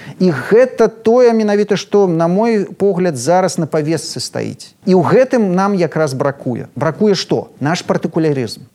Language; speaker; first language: Belarusian; native; Belarusian